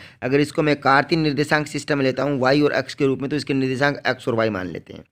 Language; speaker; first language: Hindi; native; Hindi